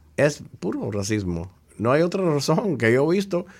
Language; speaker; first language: Spanish; early bilingual, heritage; Spanish